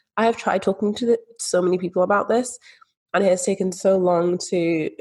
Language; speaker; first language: English; native; English